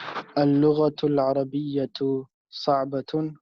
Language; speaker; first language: Arabic; non-native, learner; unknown